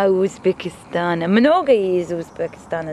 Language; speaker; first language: Russian; non-native, learner; English